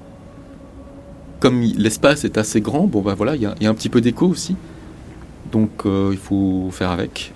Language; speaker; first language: French; native; French